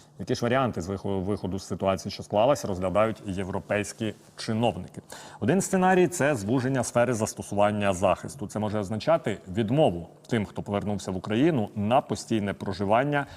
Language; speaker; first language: Ukrainian; native; Ukrainian